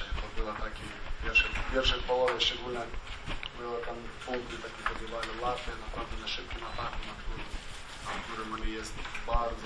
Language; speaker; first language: Polish; non-native, learner; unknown